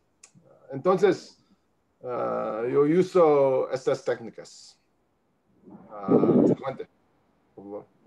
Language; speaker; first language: Spanish; non-native, learner; English